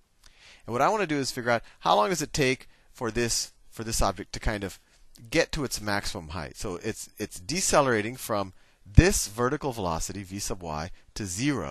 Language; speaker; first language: English; native; English